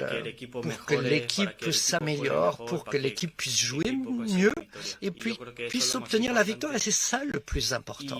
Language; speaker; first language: French; non-native, fluent; Spanish